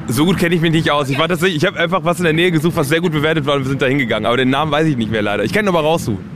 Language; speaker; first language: German; native; German